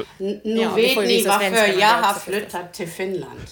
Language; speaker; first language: Swedish; non-native, learner; German